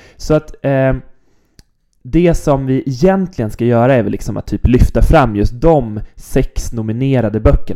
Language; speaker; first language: Swedish; native; Swedish